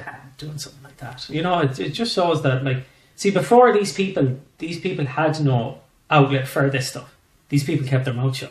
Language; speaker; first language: English; native; English